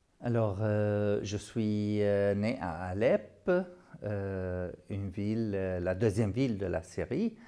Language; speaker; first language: French; non-native, fluent; Arabic